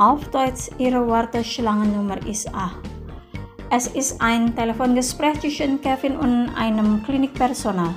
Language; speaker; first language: German; non-native, fluent; Indonesian